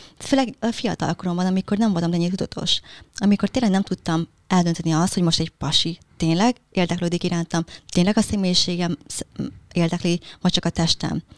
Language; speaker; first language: Hungarian; early bilingual, other home language; Vietnamese